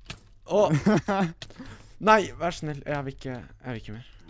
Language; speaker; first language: Norwegian; native; Norwegian